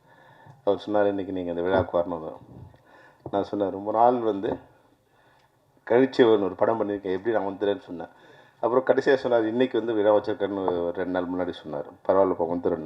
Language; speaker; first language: Tamil; native; Tamil